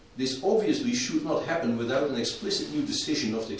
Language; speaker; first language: English; non-native, fluent; Dutch